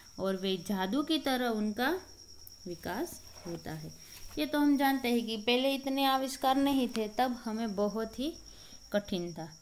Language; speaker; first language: Hindi; non-native, local second language; Gujarati